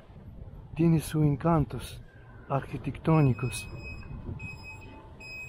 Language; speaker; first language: Spanish; non-native, fluent; Russian